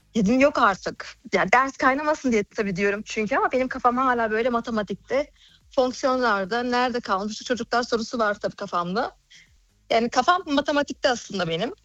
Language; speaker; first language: Turkish; early bilingual, heritage; Turkish